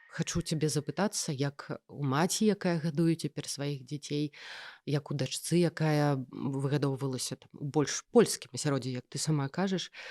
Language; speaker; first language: Belarusian; non-native, local second language; Russian